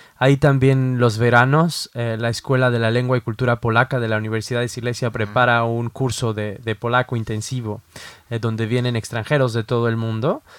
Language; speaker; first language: Spanish; native; Spanish